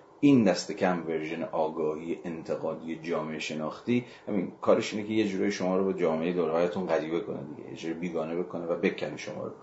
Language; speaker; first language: Persian; native; Persian